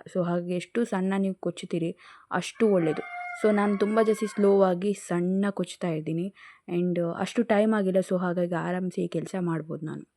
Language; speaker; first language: Kannada; non-native, local second language; Tulu